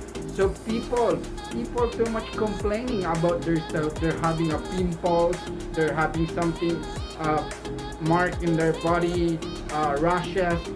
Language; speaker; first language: English; non-native, local second language; Filipino